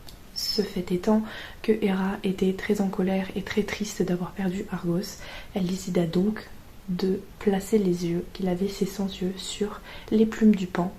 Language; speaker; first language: French; native; French